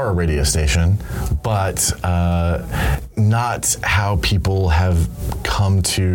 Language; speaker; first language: English; native; English